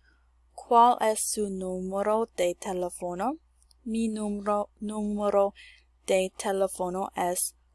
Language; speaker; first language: Spanish; non-native, learner; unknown